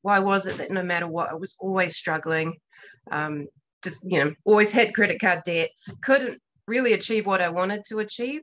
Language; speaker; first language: English; native; English